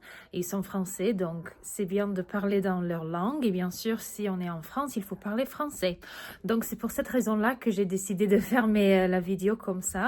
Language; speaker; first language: French; early bilingual, other home language; English